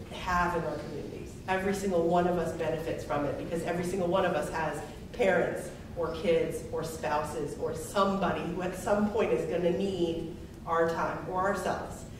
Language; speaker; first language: English; native; English